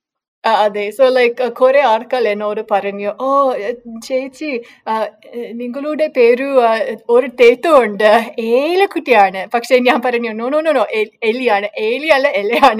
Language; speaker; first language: Malayalam; non-native, learner; English